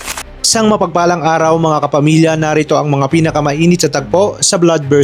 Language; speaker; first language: Filipino; native; Filipino